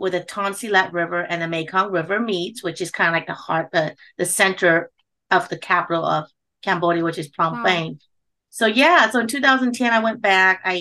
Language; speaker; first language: English; early bilingual, other home language; Khmer